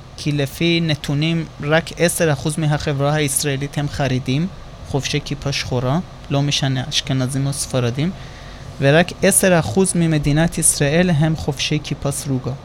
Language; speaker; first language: Hebrew; non-native, fluent; Persian